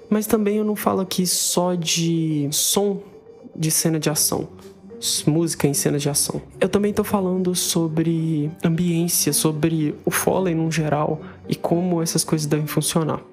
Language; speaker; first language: Portuguese; native; Portuguese